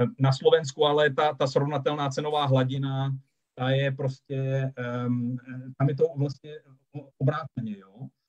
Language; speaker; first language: Czech; native; Czech